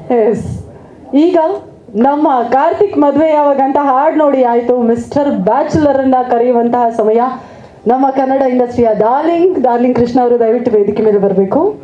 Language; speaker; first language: Kannada; native; Kannada